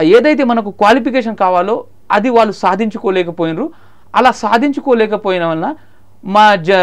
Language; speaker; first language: Telugu; non-native, local second language; Marathi